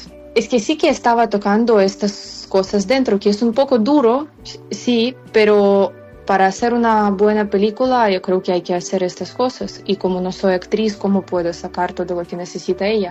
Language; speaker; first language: Spanish; non-native, fluent; Ukrainian